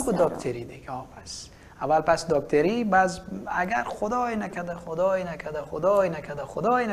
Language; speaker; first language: Persian; native; Persian